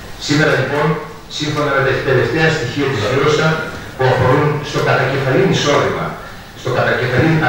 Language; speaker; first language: Greek; native; Greek